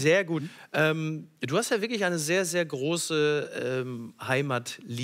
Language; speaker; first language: German; native; German